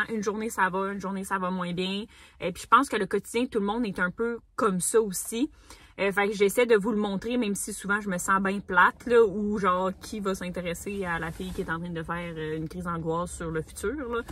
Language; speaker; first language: French; native; French